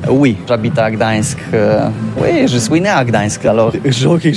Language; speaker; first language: French; non-native, learner; Polish